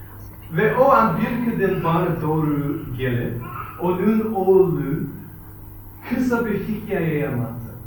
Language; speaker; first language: Turkish; non-native, fluent; English